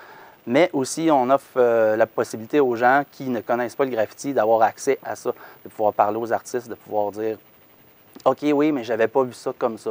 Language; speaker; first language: French; native; French